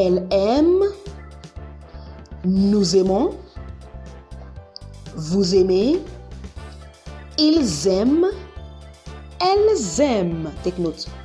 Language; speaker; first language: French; non-native, learner; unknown